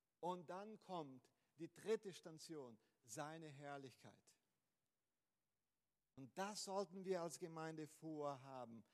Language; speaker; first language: German; non-native, fluent; Portuguese